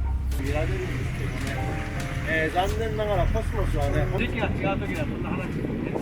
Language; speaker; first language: Japanese; native; Japanese